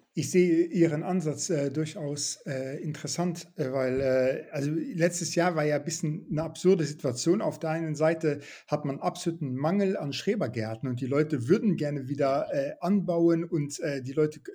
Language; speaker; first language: German; non-native, local second language; Luxembourgish